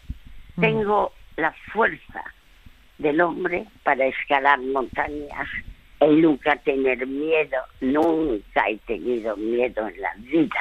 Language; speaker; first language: Spanish; early bilingual, other home language; French